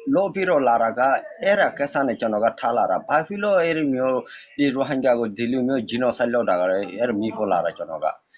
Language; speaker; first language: Burmese; non-native, local second language; Rohingya